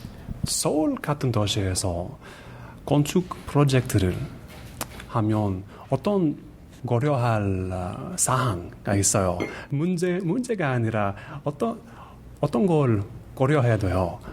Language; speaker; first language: Korean; non-native, learner; English